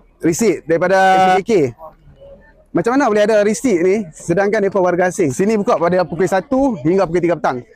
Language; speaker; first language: Malay; native; Malay